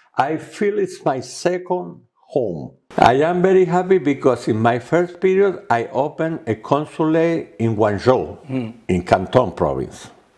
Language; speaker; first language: English; non-native, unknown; Spanish